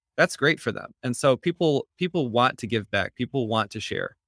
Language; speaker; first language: English; native; English